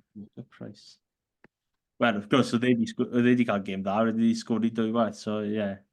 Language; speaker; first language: Welsh; native; Welsh